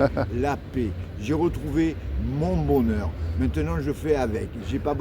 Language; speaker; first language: French; native; French